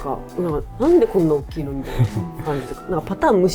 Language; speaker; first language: Japanese; native; Japanese